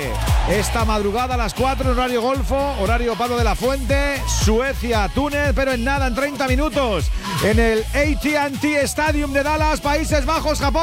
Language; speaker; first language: Spanish; native; Spanish